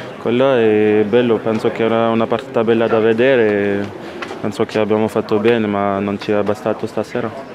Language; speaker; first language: Italian; non-native, local second language; French